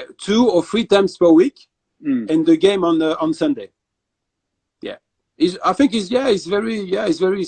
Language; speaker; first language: English; non-native, fluent; French